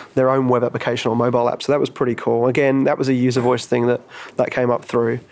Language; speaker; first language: English; native; English